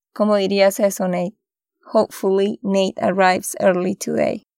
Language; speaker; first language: Spanish; native; Spanish